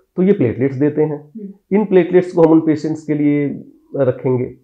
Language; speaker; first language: Hindi; native; Hindi